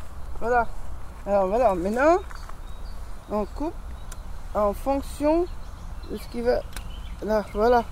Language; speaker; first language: French; native; French